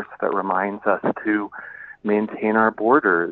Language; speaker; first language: English; native; English